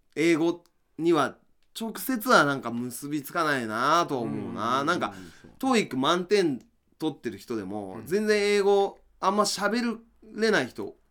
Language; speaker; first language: Japanese; native; Japanese